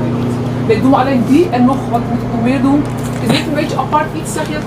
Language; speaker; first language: Dutch; native; Dutch